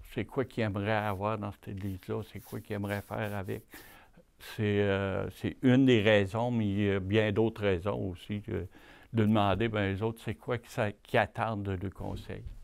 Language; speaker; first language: French; native; French